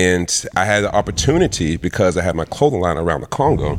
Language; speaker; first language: English; early bilingual, other home language; Lingala